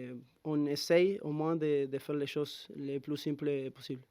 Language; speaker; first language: French; non-native, fluent; Spanish